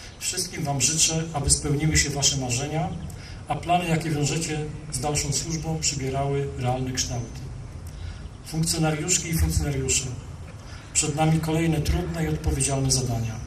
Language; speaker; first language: Polish; native; Polish